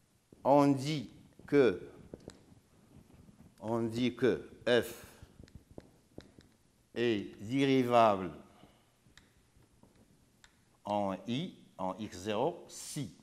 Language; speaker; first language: French; non-native, local second language; Arabic